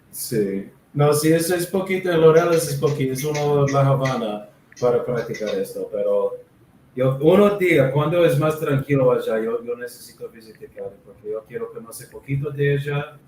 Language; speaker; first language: Spanish; non-native, learner; English